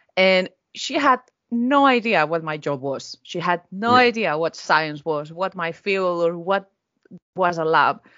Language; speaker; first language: English; non-native, fluent; Spanish